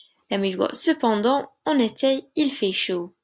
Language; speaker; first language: French; non-native, fluent; English